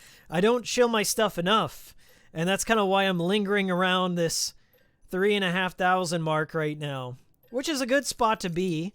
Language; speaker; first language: English; native; English